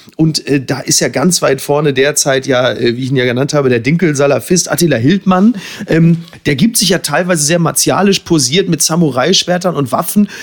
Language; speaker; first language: German; native; German